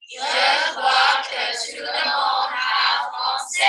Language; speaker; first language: French; non-native, learner; English